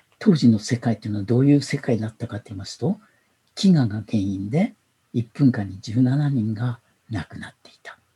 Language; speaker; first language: Japanese; native; Japanese